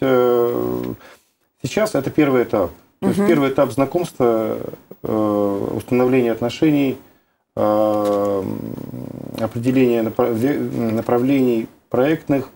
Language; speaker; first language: Russian; native; Russian